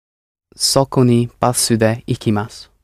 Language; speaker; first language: Japanese; non-native, learner; English